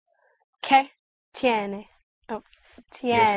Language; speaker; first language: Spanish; non-native, learner; English